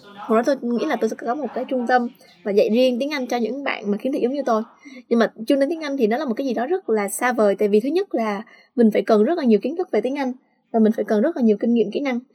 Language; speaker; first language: Vietnamese; native; Vietnamese